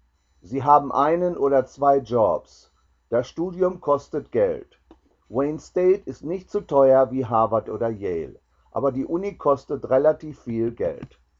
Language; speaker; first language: German; non-native, learner; English